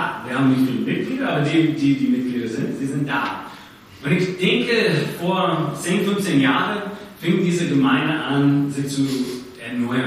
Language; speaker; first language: German; non-native, fluent; English